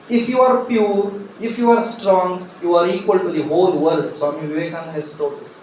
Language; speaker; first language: English; non-native, local second language; Kannada